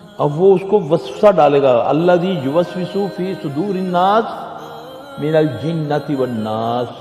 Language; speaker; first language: Urdu; non-native, local second language; Punjabi